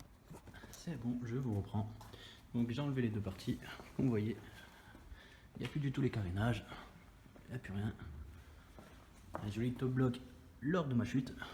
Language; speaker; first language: French; native; French